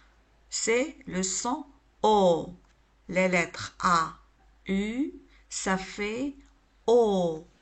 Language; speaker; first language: French; non-native, local second language; Arabic